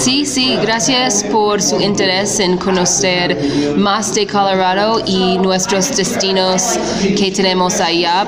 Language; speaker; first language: Spanish; non-native, fluent; English